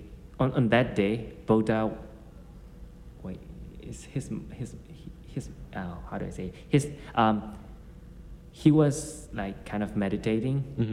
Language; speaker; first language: English; non-native, fluent; Burmese